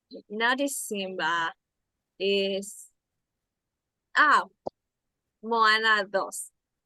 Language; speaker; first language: English; non-native, learner; Spanish